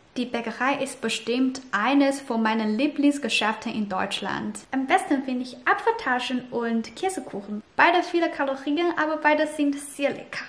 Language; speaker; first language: German; non-native, fluent; Chinese